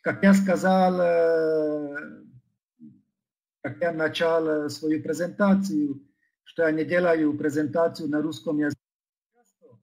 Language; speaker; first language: Russian; non-native, fluent; Czech